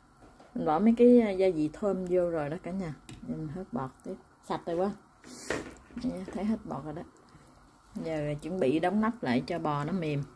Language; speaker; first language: Vietnamese; native; Vietnamese